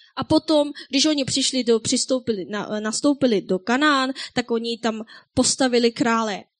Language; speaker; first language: Czech; non-native, fluent; Korean